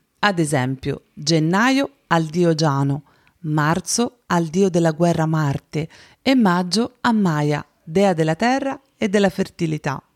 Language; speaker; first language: Italian; native; Italian